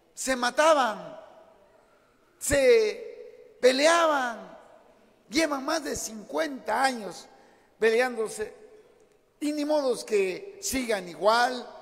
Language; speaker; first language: Spanish; native; Spanish